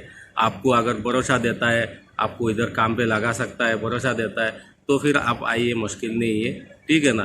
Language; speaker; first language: Hindi; non-native, local second language; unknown